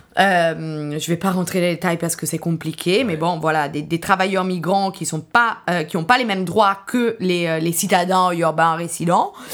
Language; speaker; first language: French; non-native, fluent; Italian